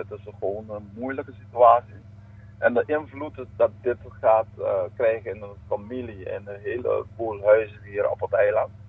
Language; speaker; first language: Dutch; non-native, local second language; Papiamento